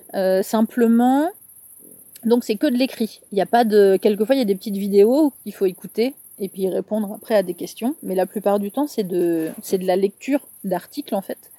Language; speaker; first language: French; native; French